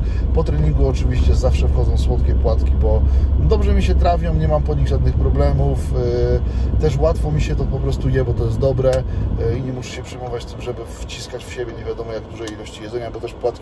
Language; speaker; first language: Polish; native; Polish